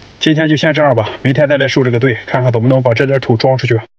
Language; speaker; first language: Chinese; native; Chinese